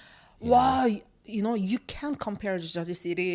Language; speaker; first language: English; non-native, learner; Korean